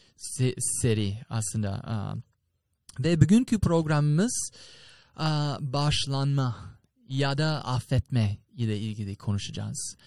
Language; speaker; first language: Turkish; non-native, fluent; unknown